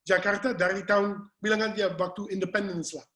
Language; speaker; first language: Indonesian; non-native, fluent; English